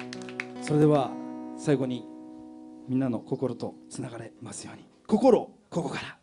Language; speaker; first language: Japanese; native; Japanese